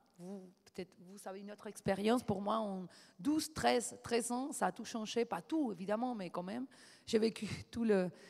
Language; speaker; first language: French; non-native, fluent; Spanish